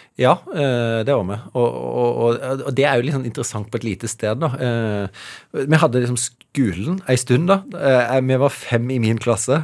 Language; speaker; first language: Norwegian; native; Norwegian